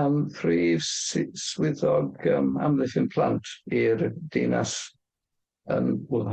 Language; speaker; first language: Welsh; non-native, fluent; English